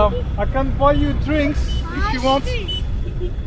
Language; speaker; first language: English; non-native, fluent; French